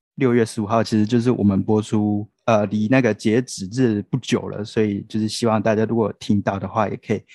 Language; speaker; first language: Chinese; non-native, local second language; Min Nan Chinese